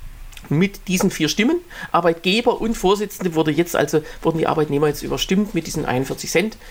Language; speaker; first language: German; native; German